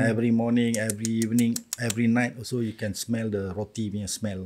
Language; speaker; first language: English; non-native, local second language; Malay